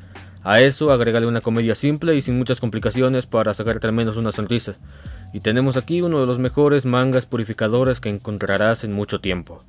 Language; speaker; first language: Spanish; native; Spanish